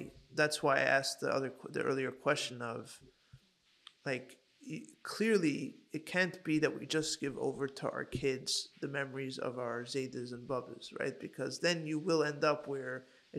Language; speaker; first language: English; native; English